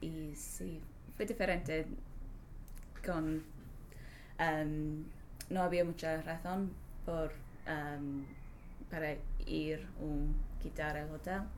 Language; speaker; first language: Spanish; non-native, learner; English